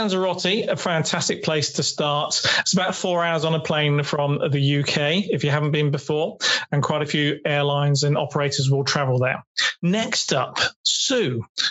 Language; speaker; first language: English; native; English